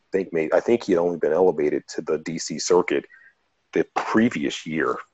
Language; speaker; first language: English; native; English